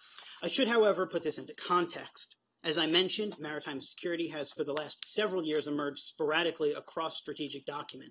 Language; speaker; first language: English; native; English